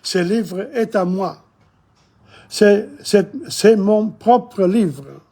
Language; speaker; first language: French; non-native, fluent; English